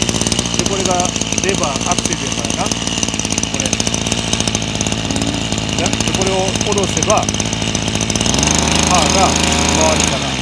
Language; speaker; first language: Japanese; native; Japanese